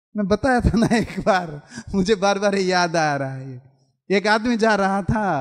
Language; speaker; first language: Hindi; non-native, local second language; Odia